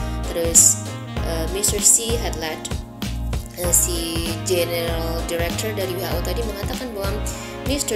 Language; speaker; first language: English; non-native, fluent; Indonesian